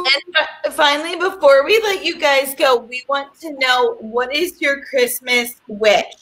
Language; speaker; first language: English; native; English